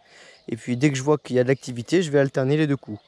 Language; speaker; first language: French; native; French